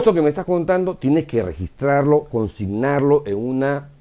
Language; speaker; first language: Spanish; native; Spanish